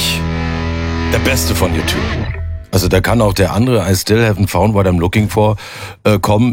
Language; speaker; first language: German; native; German